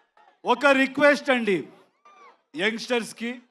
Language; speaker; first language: Telugu; non-native, learner; Kannada